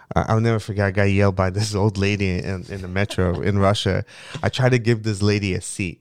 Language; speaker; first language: English; non-native, fluent; Mongolian